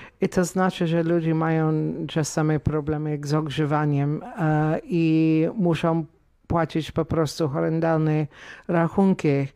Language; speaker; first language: Polish; non-native, fluent; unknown